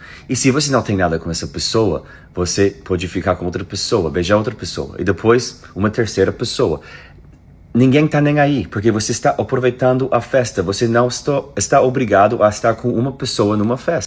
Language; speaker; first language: Portuguese; non-native, fluent; English